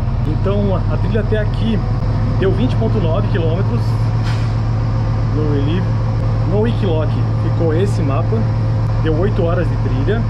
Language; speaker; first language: Portuguese; native; Portuguese